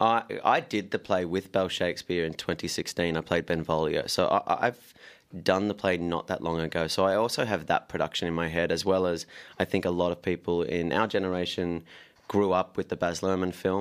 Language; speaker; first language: English; native; English